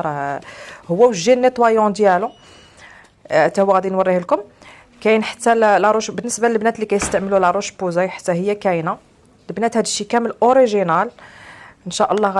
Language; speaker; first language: Arabic; native; Arabic